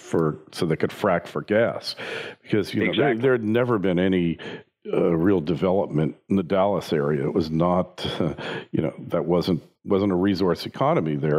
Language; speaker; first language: English; native; English